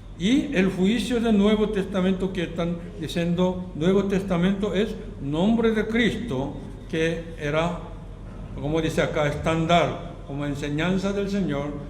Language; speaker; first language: Spanish; non-native, fluent; Korean